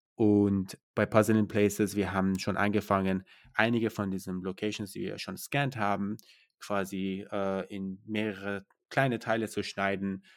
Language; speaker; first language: German; non-native, fluent; Persian